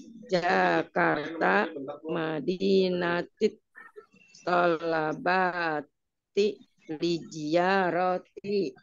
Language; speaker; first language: Arabic; non-native, learner; Indonesian